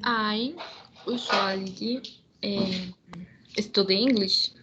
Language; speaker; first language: English; non-native, learner; Spanish